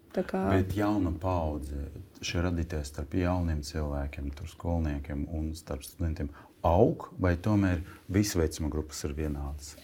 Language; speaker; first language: Latvian; non-native, local second language; Russian